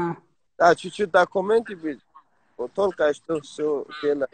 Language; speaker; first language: Russian; non-native, learner; Persian